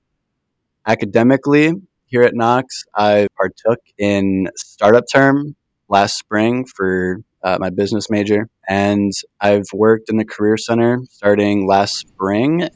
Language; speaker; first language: English; native; English